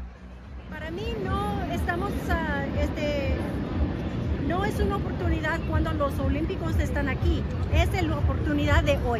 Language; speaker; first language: Spanish; early bilingual, heritage; English